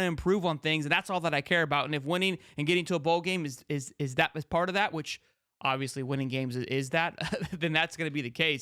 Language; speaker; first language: English; native; English